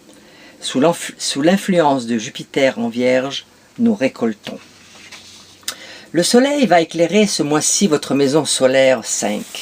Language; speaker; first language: French; native; French